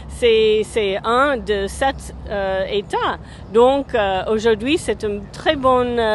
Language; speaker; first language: French; non-native, fluent; English